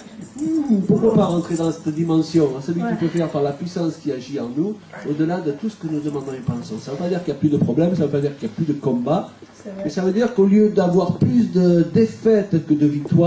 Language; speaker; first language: French; native; French